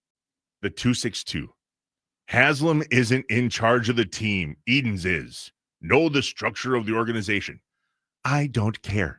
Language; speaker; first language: English; native; English